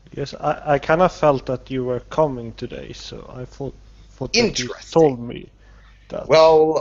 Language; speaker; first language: English; non-native, learner; Swedish